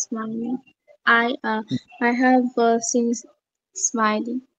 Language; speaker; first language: English; non-native, learner; Bangla